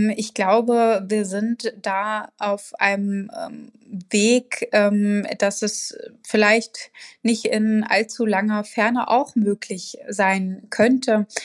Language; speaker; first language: German; early bilingual, other home language; Arabic